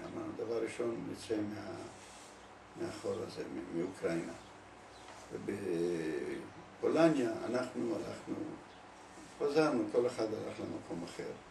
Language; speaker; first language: Hebrew; early bilingual, other home language; Polish